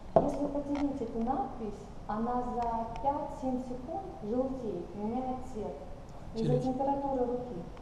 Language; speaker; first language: Russian; non-native, local second language; Armenian